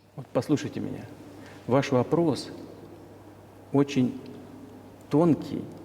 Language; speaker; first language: Russian; native; Russian